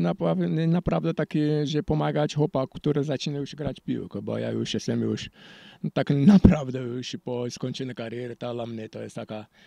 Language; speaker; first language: Polish; non-native, learner; Portuguese